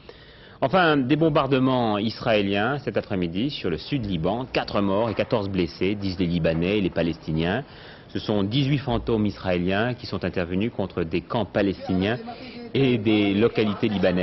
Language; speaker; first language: French; native; French